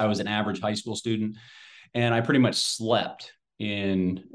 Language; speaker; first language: English; native; English